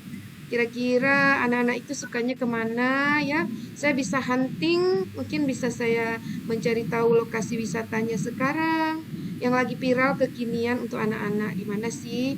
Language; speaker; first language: Indonesian; native; Indonesian